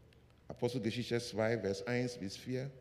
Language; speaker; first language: German; non-native, learner; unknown